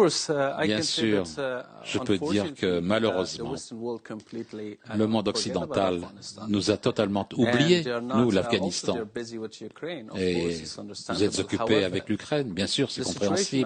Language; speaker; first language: French; non-native, fluent; Persian